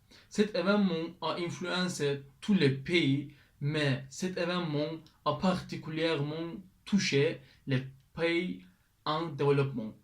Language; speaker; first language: French; non-native, learner; Turkish